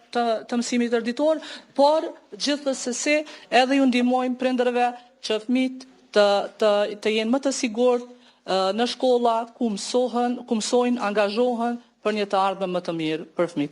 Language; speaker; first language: Albanian; native; Albanian